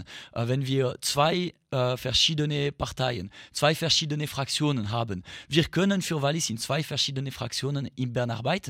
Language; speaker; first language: German; non-native, fluent; French